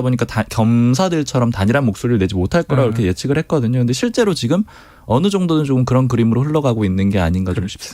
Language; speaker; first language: Korean; native; Korean